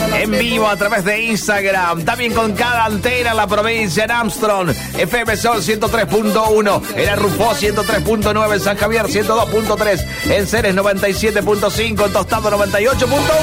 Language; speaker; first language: Spanish; native; Spanish